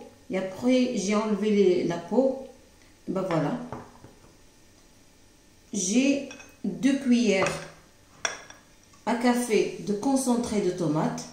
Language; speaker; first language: French; non-native, local second language; Arabic